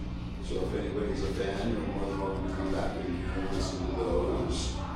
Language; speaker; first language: English; native; English